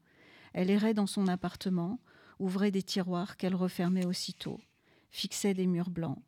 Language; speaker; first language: French; native; French